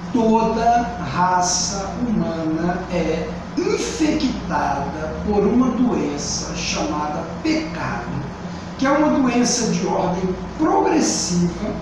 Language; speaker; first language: Portuguese; native; Portuguese